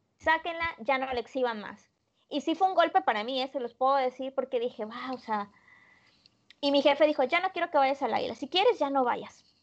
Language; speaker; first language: Spanish; native; Spanish